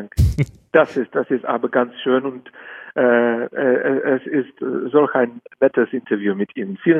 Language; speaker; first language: German; non-native, fluent; Czech